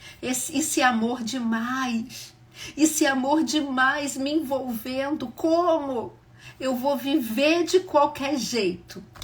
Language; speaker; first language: Portuguese; native; Portuguese